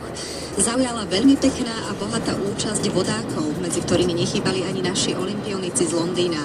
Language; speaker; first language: Slovak; native; Slovak